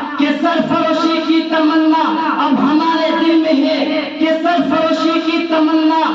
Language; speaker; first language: Urdu; non-native, local second language; Bangla